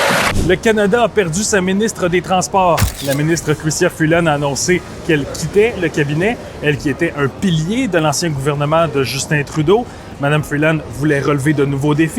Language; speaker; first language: French; native; French